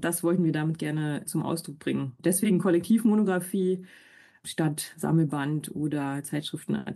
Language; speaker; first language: German; native; German